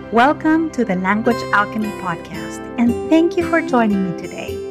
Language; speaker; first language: English; non-native, fluent; Spanish